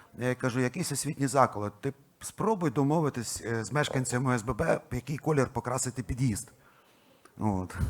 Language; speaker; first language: Ukrainian; non-native, local second language; Russian